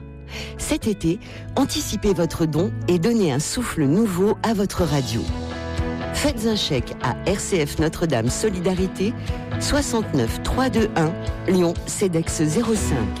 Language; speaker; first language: French; native; French